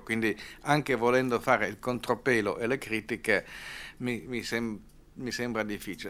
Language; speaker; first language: Italian; native; Italian